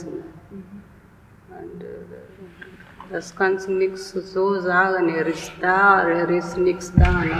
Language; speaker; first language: German; non-native, learner; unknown